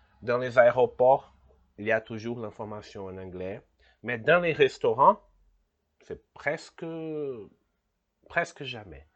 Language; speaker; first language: French; non-native, fluent; Portuguese